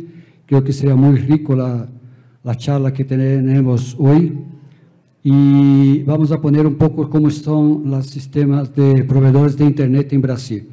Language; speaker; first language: Spanish; non-native, fluent; Portuguese